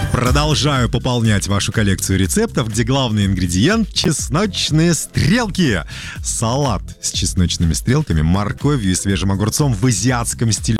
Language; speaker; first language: Russian; native; Russian